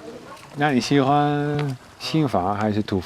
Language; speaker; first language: Chinese; non-native, fluent; Dutch